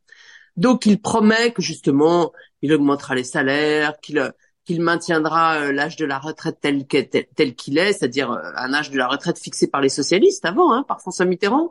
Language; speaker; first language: French; native; French